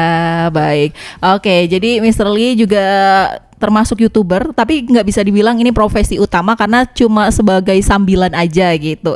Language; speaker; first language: Indonesian; native; Indonesian